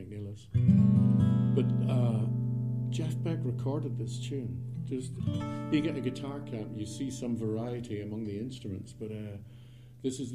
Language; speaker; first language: English; native; English